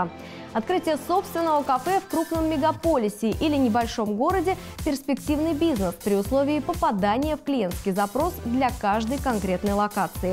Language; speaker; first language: Russian; native; Russian